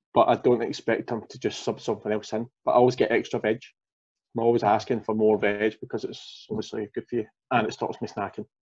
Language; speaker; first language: English; native; English